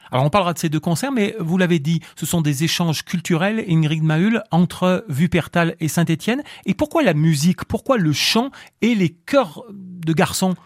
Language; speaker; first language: French; native; French